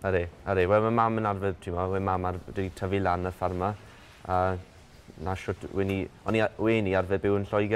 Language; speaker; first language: Welsh; native; Welsh